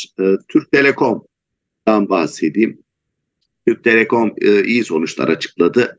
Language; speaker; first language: Turkish; native; Turkish